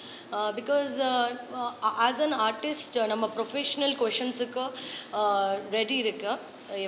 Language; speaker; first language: Tamil; non-native, learner; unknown